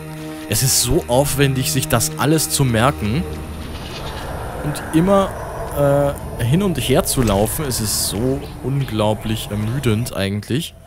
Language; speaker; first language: German; native; German